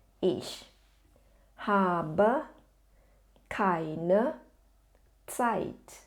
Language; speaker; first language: German; non-native, fluent; Thai